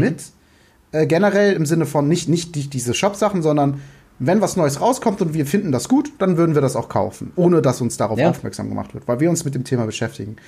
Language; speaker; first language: German; native; German